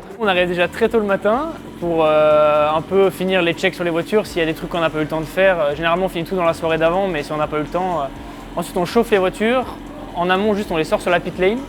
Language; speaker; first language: French; native; French